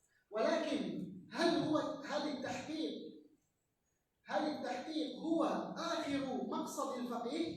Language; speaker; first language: Arabic; native; Arabic